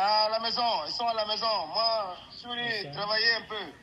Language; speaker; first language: French; non-native, learner; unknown